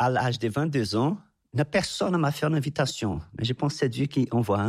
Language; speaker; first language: French; non-native, fluent; Portuguese